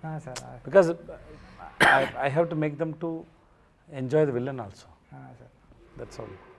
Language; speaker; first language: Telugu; non-native, learner; Tamil